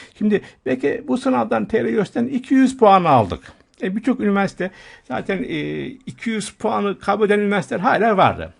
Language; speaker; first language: Turkish; native; Turkish